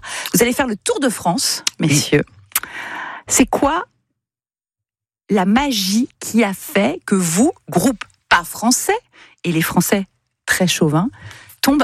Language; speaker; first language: French; native; French